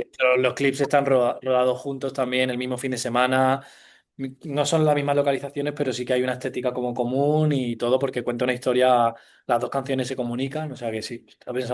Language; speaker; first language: Spanish; native; Spanish